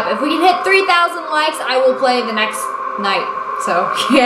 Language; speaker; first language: English; native; English